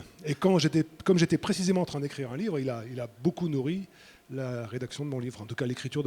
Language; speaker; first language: French; native; French